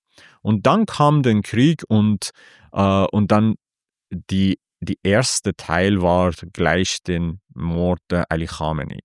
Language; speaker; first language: German; non-native, fluent; Persian